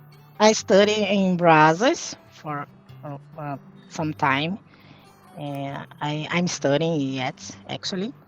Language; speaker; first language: English; non-native, learner; Portuguese